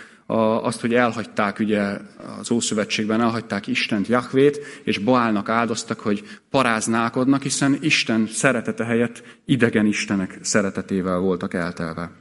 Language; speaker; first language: Hungarian; native; Hungarian